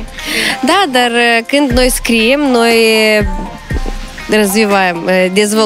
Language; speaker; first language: Romanian; non-native, local second language; Russian